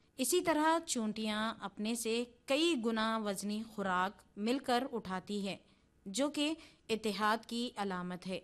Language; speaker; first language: Urdu; native; Urdu